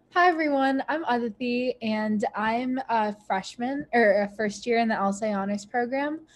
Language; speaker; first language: English; native; English